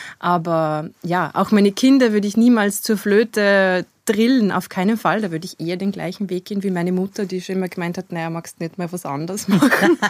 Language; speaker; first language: German; native; German